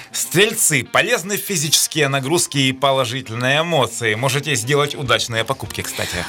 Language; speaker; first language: Russian; native; Russian